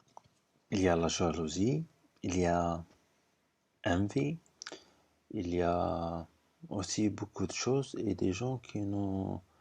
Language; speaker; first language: French; non-native, fluent; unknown